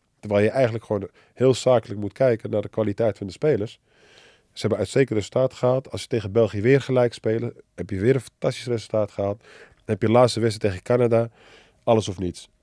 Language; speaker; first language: Dutch; early bilingual, other home language; Arabic